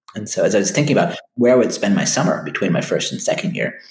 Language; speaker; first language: English; native; English